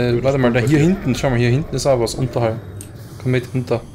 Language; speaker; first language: German; native; German